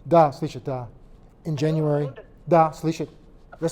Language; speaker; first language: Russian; non-native, learner; English